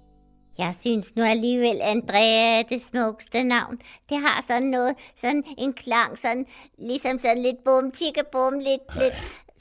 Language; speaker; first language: Danish; native; Danish